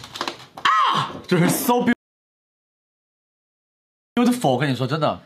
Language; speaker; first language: Chinese; native; Chinese